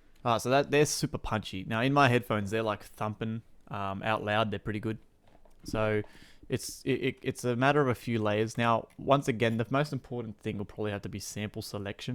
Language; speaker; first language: English; native; English